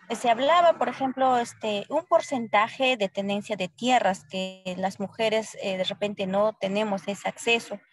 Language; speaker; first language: Spanish; native; Spanish